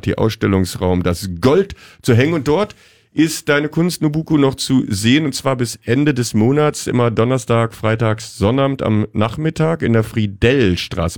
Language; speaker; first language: German; native; German